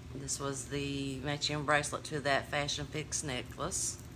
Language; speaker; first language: English; native; English